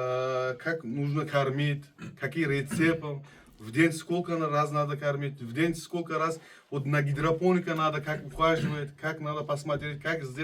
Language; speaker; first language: Russian; non-native, fluent; Uzbek